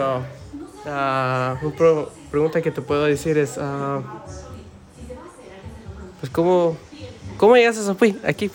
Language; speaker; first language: Spanish; early bilingual, heritage; Spanish